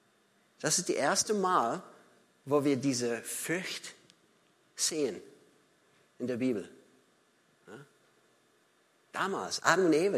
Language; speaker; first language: German; non-native, fluent; English